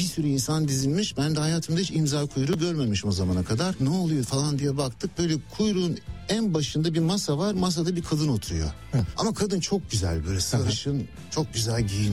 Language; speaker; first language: Turkish; native; Turkish